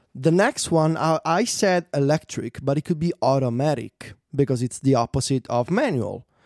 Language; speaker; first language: English; non-native, fluent; Italian